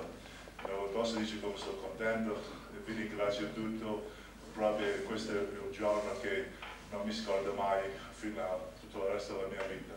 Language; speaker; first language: Italian; non-native, local second language; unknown